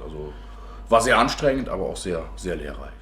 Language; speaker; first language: German; native; German